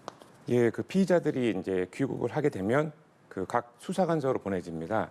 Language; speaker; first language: Korean; native; Korean